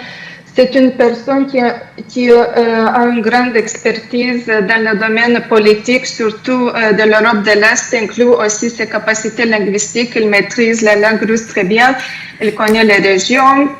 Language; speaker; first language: French; non-native, fluent; Lithuanian